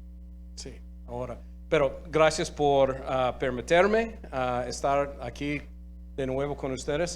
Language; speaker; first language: Spanish; non-native, fluent; English